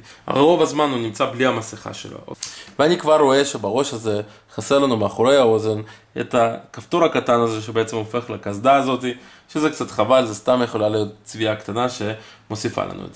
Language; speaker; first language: Hebrew; native; Hebrew